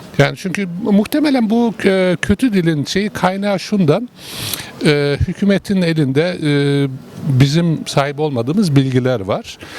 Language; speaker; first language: Turkish; native; Turkish